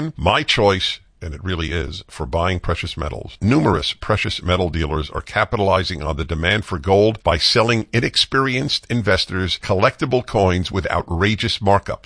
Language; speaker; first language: English; native; English